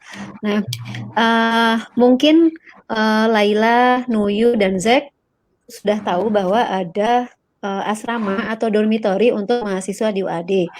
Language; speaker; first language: Indonesian; native; Indonesian